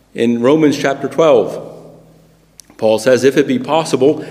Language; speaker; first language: English; native; English